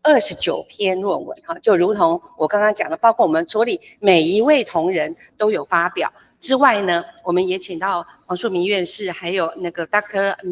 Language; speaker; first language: Chinese; native; Chinese